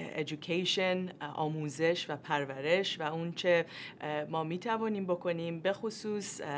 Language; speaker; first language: Persian; native; Persian